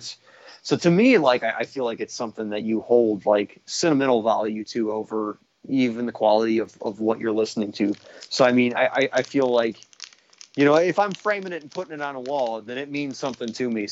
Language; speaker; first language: English; native; English